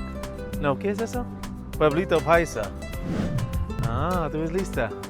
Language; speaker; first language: Spanish; non-native, learner; English